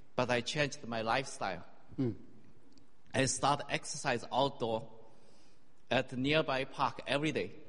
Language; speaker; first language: English; non-native, fluent; Chinese